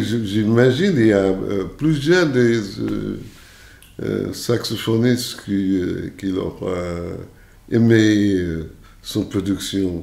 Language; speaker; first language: French; non-native, fluent; English